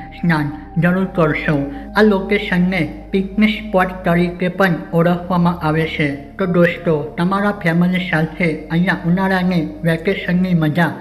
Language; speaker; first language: Gujarati; native; Gujarati